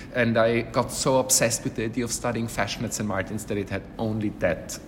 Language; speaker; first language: English; non-native, fluent; German